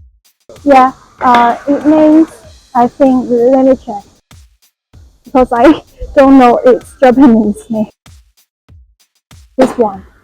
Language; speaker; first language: English; non-native, learner; Chinese